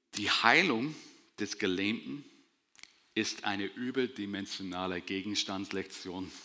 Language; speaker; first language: German; non-native, fluent; English